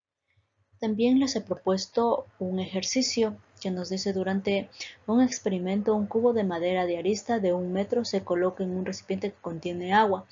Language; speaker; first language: Spanish; native; Spanish